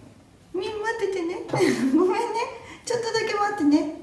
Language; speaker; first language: Japanese; native; Japanese